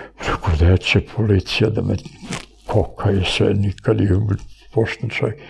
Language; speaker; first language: Serbian; early bilingual, other home language; Bulgarian